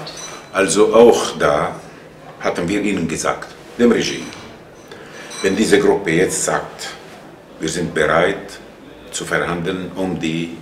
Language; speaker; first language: German; non-native, fluent; Arabic